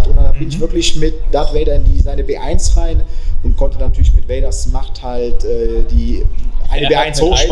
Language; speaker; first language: German; native; German